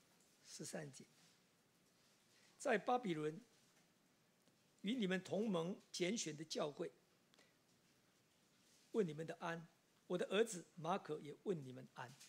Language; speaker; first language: Chinese; native; Chinese